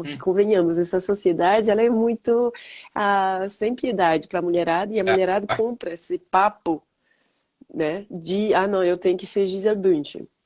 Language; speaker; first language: Portuguese; non-native, fluent; French